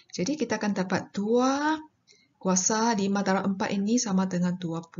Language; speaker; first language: Malay; non-native, local second language; Chinese